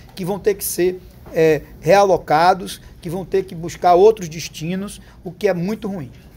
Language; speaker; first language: Portuguese; native; Portuguese